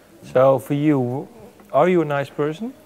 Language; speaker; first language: English; non-native, fluent; French